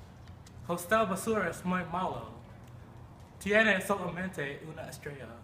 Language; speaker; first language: Spanish; non-native, learner; English